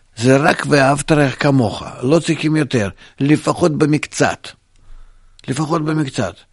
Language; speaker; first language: Hebrew; non-native, fluent; Russian